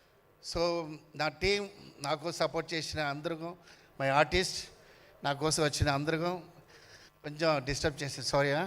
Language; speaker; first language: Telugu; non-native, local second language; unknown